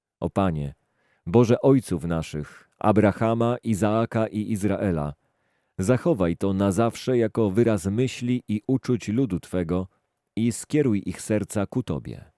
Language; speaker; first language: Polish; native; Polish